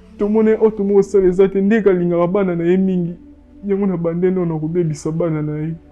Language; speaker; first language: Lingala; non-native, local second language; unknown